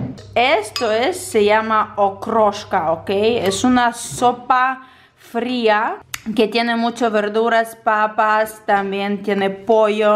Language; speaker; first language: Spanish; non-native, learner; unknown